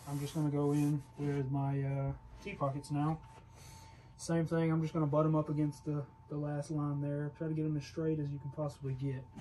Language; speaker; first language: English; native; English